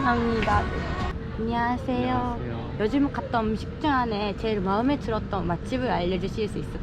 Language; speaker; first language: Korean; non-native, fluent; Japanese